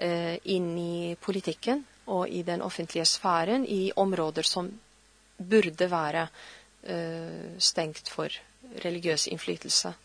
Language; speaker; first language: Norwegian; non-native, fluent; Arabic